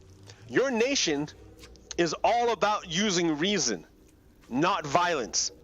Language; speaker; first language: English; native; English